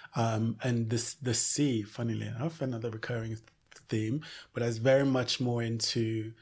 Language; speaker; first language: English; early bilingual, other home language; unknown